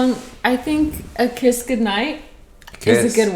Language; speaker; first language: English; native; English